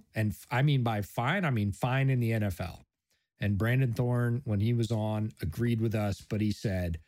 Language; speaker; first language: English; native; English